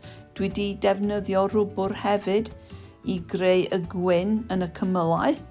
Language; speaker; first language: Welsh; non-native, fluent; English